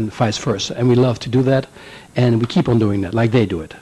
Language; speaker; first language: English; non-native, fluent; Dutch